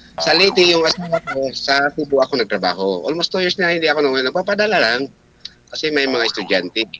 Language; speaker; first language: Filipino; non-native, local second language; Cebuano